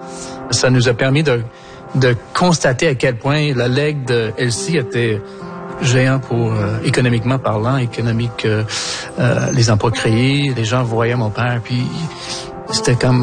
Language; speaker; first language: French; non-native, local second language; English